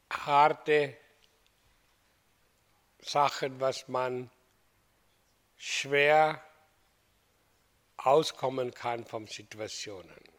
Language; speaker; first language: German; non-native, fluent; Hindi